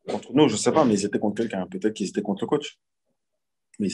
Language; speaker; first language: French; native; French